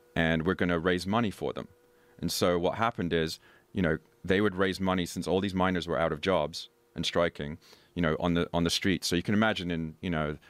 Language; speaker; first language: English; native; English